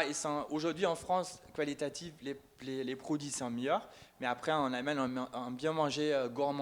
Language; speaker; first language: French; non-native, fluent; German